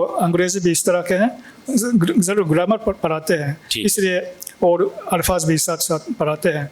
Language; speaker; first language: Hindi; non-native, fluent; Japanese